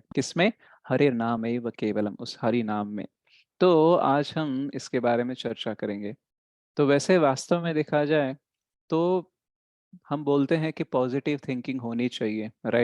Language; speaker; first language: Hindi; native; Hindi